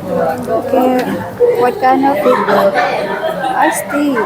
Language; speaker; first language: English; non-native, fluent; Indonesian